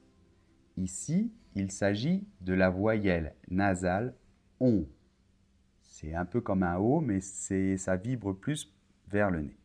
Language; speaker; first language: French; native; French